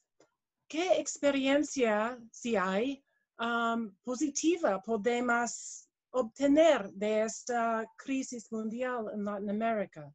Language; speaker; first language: Spanish; non-native, learner; English